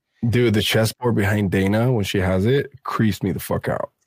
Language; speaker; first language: English; early bilingual, other home language; Spanish